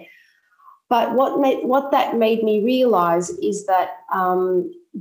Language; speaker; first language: English; native; English